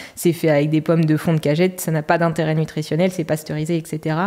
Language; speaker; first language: French; native; French